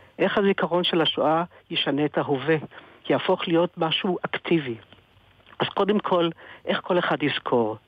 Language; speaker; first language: Hebrew; native; Hebrew